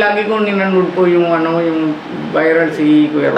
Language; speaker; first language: Filipino; non-native, learner; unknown